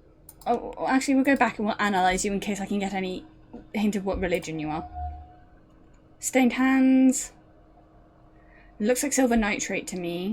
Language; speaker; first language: English; native; English